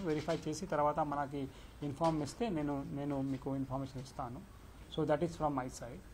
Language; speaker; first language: Telugu; non-native, local second language; Urdu